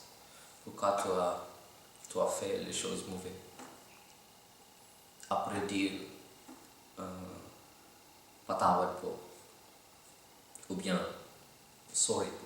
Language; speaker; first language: French; non-native, learner; Filipino